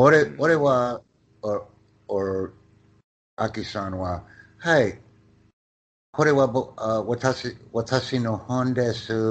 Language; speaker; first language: Japanese; non-native, learner; English